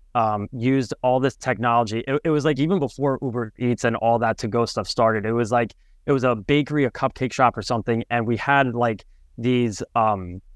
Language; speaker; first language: English; native; English